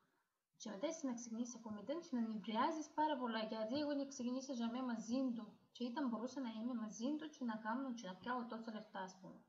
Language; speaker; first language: Greek; non-native, learner; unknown